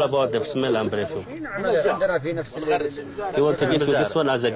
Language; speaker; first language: English; non-native, fluent; Arabic